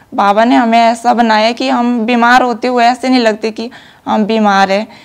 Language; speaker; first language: Hindi; native; Hindi